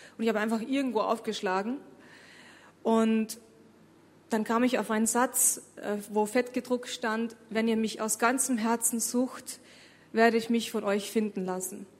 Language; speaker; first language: German; early bilingual, other home language; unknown